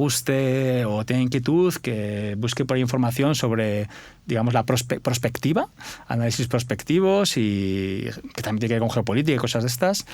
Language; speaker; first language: Spanish; native; Spanish